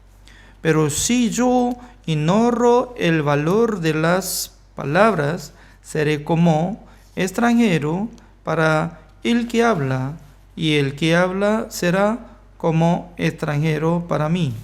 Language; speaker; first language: Spanish; non-native, fluent; Korean